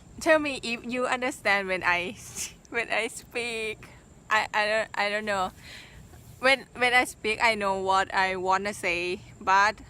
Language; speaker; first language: English; non-native, learner; Thai